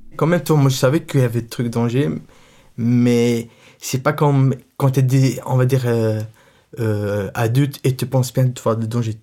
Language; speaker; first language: French; non-native, fluent; Arabic